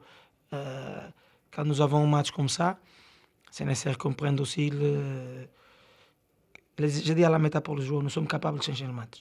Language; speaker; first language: French; non-native, learner; Portuguese